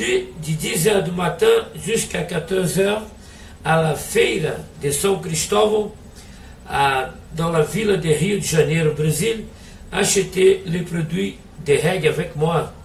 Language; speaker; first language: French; non-native, learner; Portuguese